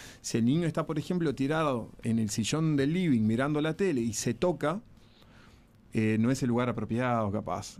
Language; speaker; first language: Spanish; native; Spanish